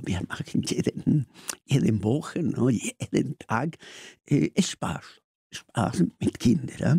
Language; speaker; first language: German; non-native, learner; Spanish